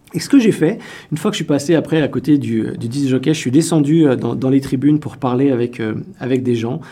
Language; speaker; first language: French; native; French